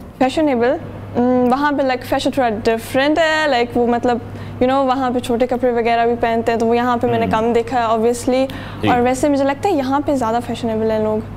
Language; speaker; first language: Urdu; early bilingual, heritage; Urdu